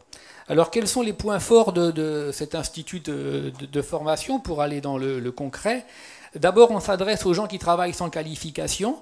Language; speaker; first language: French; native; French